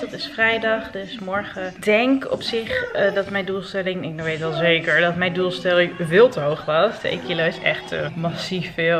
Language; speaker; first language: Dutch; native; Dutch